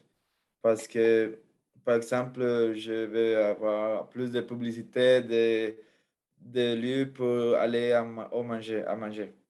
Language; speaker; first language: French; non-native, fluent; Spanish